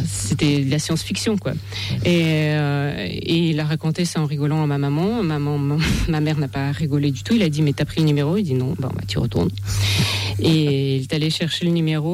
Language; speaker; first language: French; non-native, fluent; Russian